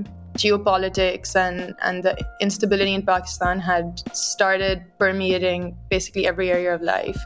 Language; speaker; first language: English; non-native, local second language; Urdu